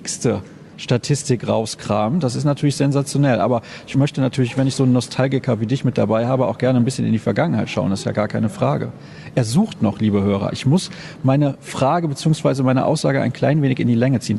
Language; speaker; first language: German; native; German